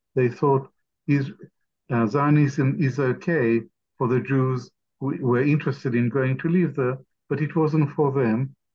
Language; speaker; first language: English; non-native, fluent; Arabic